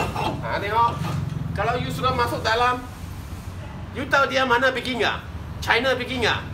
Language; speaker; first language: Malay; non-native, local second language; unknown